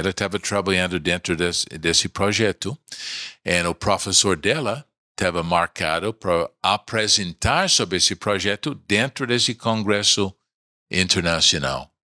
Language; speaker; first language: Portuguese; non-native, fluent; English